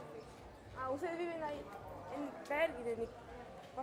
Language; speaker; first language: Spanish; non-native, learner; Mongolian